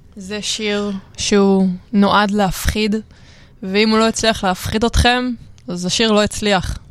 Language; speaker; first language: Hebrew; native; Hebrew